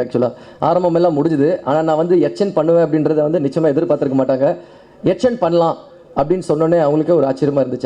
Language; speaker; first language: Tamil; native; Tamil